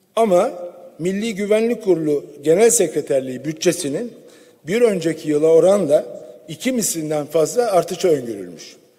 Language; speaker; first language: Turkish; native; Turkish